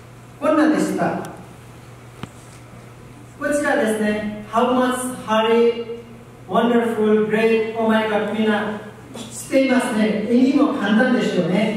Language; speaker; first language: Japanese; non-native, learner; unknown